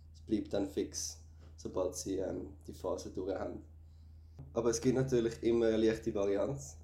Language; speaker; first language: German; native; German